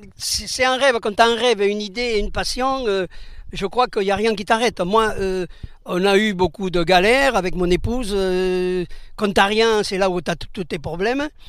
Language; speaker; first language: French; early bilingual, other home language; Spanish